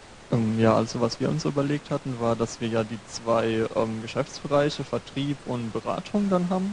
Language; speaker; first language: German; native; German